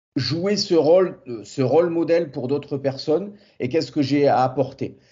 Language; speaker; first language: French; native; French